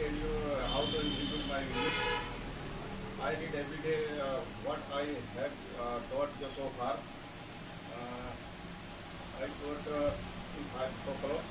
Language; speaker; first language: English; non-native, learner; Hindi